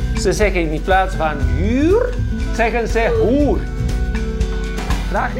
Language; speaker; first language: Dutch; non-native, fluent; Spanish